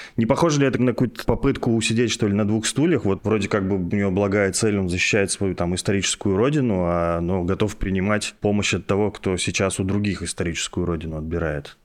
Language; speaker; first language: Russian; native; Russian